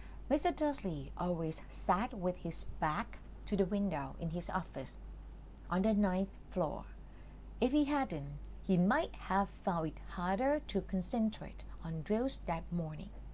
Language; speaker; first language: English; non-native, fluent; Thai